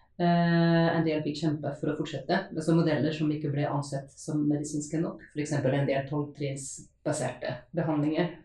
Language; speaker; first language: Norwegian; non-native, fluent; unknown